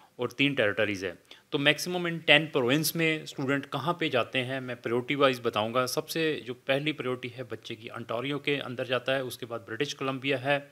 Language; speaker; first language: Hindi; non-native, local second language; Punjabi